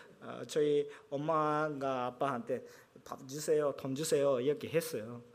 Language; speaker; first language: Korean; non-native, fluent; Japanese